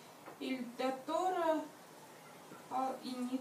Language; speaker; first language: Italian; non-native, learner; Russian